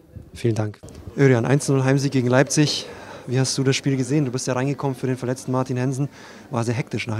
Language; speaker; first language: German; native; German